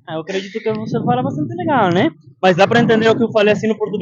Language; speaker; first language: Portuguese; non-native, learner; Spanish